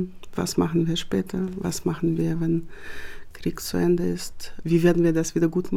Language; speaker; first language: German; non-native, fluent; Russian